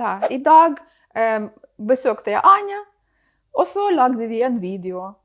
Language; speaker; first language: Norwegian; non-native, fluent; Ukrainian